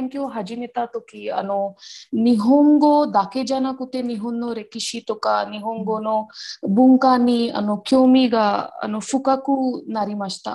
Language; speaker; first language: Japanese; non-native, learner; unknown